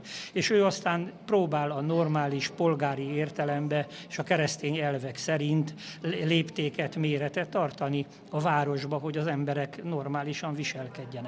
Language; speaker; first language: Hungarian; native; Hungarian